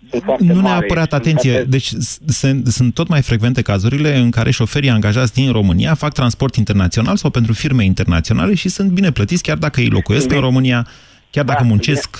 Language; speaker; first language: Romanian; native; Romanian